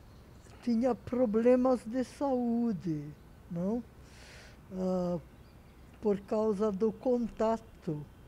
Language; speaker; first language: Portuguese; non-native, fluent; Hungarian